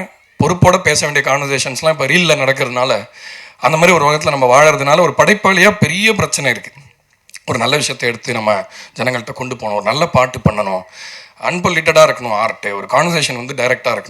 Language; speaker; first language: Tamil; native; Tamil